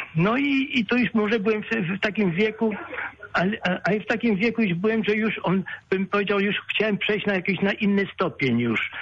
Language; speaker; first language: Polish; early bilingual, other home language; French